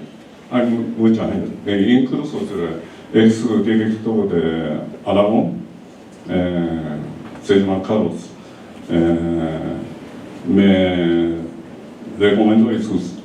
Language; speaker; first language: Spanish; non-native, learner; Japanese